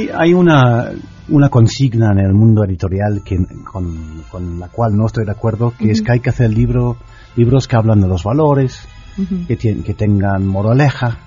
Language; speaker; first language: Spanish; non-native, fluent; English